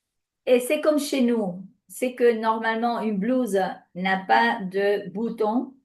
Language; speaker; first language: French; non-native, fluent; Spanish